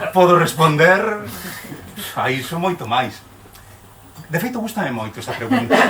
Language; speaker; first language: Galician; native; Galician